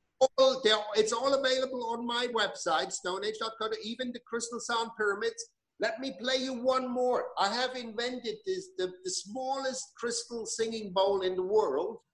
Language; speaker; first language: English; non-native, fluent; German